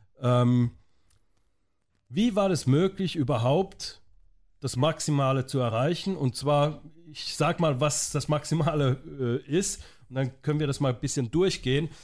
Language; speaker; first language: German; native; German